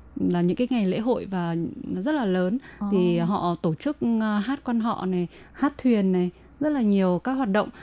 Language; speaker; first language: Vietnamese; native; Vietnamese